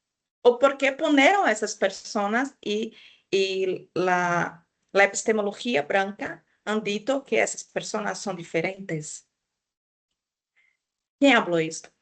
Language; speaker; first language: Spanish; non-native, fluent; Portuguese